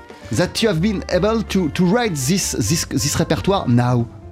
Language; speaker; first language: English; non-native, fluent; French